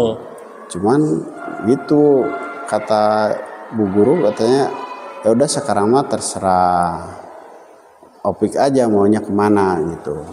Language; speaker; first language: Indonesian; native; Indonesian